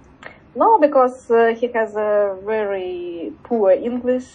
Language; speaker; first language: English; non-native, learner; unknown